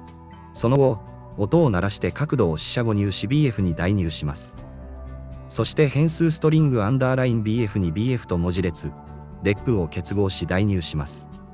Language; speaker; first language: Japanese; native; Japanese